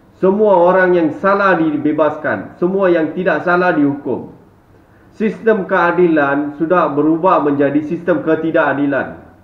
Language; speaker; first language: Malay; non-native, local second language; Tamil